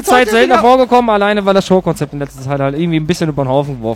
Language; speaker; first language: German; native; German